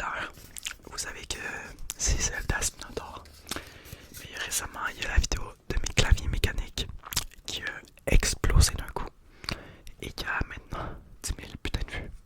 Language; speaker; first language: French; native; French